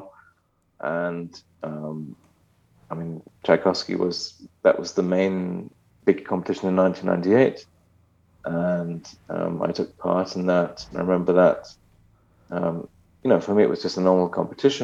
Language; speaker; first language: English; native; English